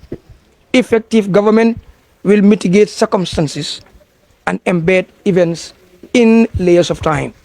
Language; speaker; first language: English; non-native, local second language; Fula